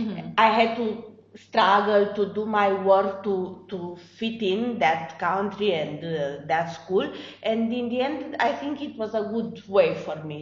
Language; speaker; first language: English; non-native, fluent; Romanian